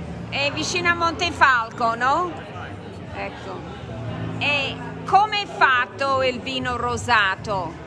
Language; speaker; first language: Italian; non-native, fluent; English